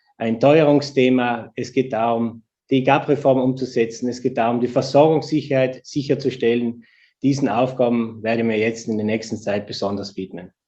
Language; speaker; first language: German; native; German